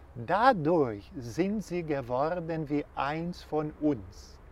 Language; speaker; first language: German; non-native, fluent; Portuguese